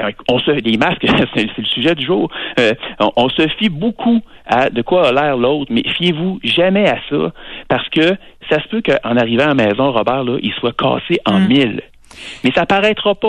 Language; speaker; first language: French; native; French